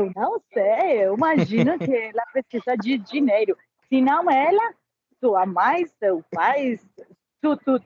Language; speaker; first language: Portuguese; non-native, learner; Spanish